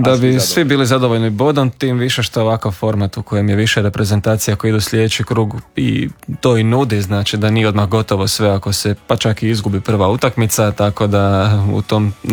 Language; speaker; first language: Serbian; native; Serbian